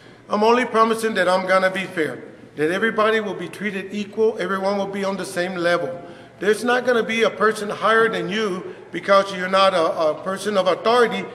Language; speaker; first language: English; native; English